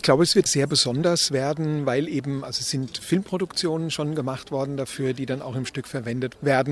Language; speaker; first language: German; native; German